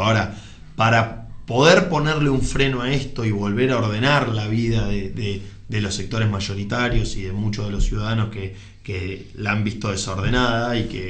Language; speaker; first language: Spanish; native; Spanish